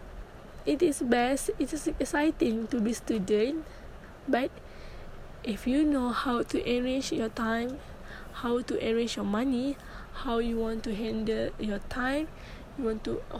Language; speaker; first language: English; non-native, learner; Malay